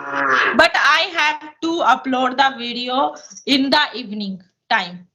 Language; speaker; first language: English; non-native, local second language; Hindi